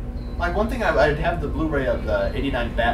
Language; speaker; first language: English; native; English